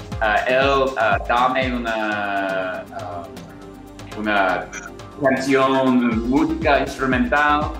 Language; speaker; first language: Spanish; non-native, learner; English